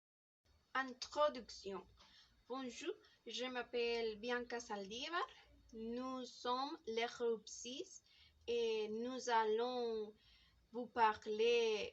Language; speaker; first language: French; non-native, learner; Spanish